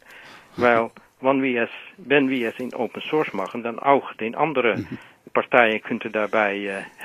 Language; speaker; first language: German; non-native, learner; Dutch